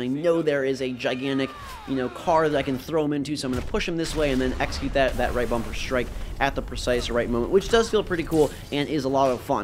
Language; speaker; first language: English; native; English